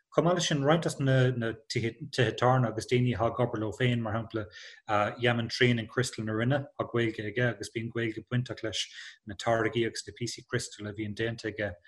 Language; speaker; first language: Irish; non-native, local second language; English